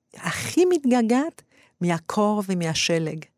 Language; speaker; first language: Hebrew; non-native, fluent; English